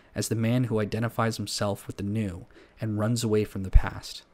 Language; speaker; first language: English; native; English